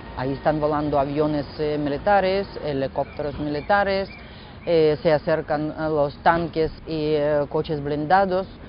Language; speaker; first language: Spanish; non-native, fluent; Russian